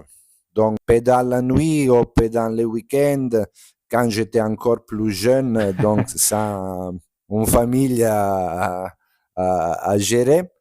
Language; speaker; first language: French; non-native, fluent; Italian